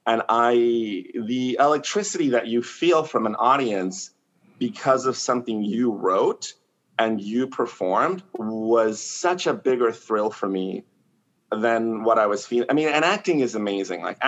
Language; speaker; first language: English; non-native, fluent; Spanish